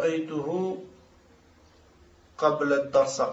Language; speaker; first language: Arabic; non-native, learner; French